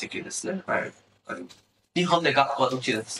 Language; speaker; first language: Japanese; non-native, fluent; Bangla